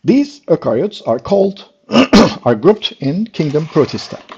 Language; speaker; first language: English; non-native, fluent; Turkish